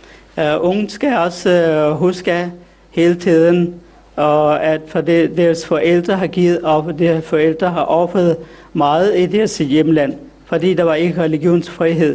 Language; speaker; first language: Danish; non-native, fluent; Urdu